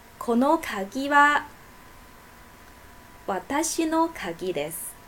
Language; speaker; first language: Japanese; non-native, fluent; Chinese